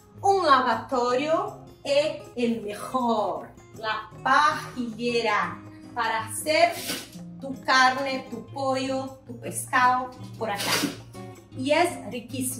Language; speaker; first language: Spanish; non-native, learner; Portuguese